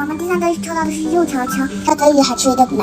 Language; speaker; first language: Chinese; native; Chinese